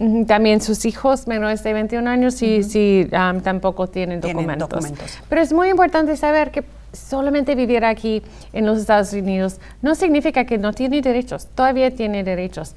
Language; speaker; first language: Spanish; non-native, fluent; English